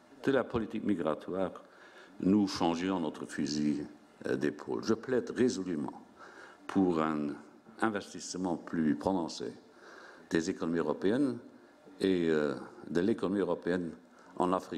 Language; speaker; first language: French; non-native, local second language; Luxembourgish